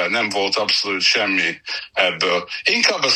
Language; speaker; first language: Hungarian; non-native, fluent; English